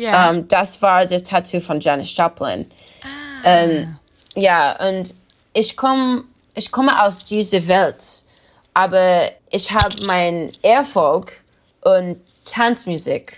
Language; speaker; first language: German; non-native, learner; English